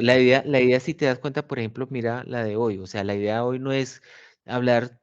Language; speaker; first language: Spanish; native; Spanish